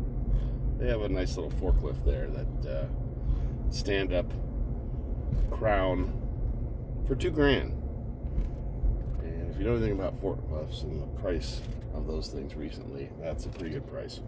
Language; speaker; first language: English; native; English